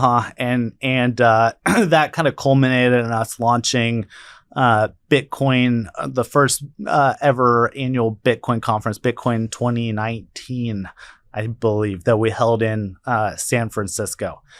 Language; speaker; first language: English; native; English